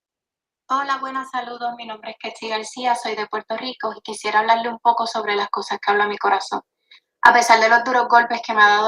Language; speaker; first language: Spanish; native; Spanish